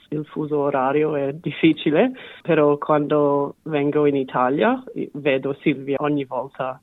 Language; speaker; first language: Italian; non-native, fluent; English